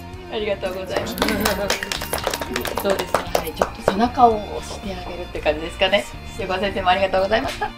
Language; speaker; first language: Japanese; native; Japanese